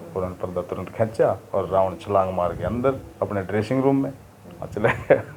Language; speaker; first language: Hindi; native; Hindi